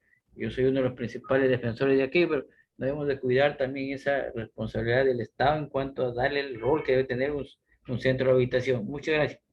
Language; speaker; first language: Spanish; native; Spanish